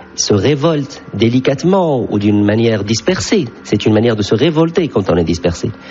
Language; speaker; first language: French; non-native, local second language; Arabic